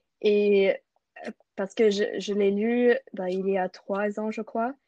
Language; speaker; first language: French; non-native, learner; English